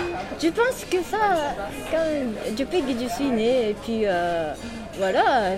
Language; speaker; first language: French; non-native, learner; Japanese